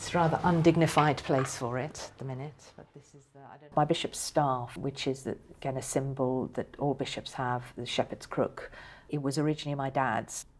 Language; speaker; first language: English; early bilingual, other home language; Persian